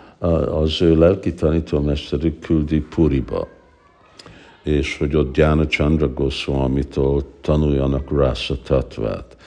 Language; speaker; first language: Hungarian; early bilingual, heritage; Hungarian